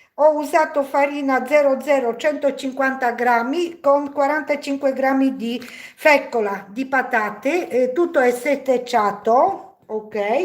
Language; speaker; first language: Italian; non-native, learner; Polish